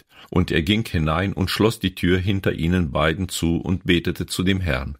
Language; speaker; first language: German; native; German